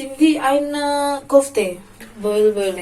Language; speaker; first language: Turkish; non-native, learner; Indonesian